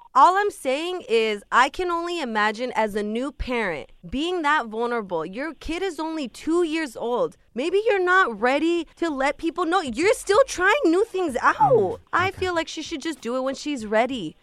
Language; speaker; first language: English; native; English